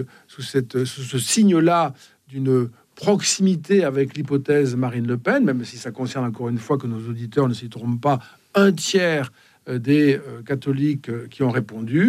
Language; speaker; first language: French; native; French